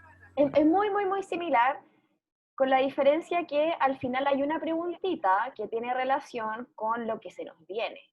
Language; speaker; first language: Spanish; native; Spanish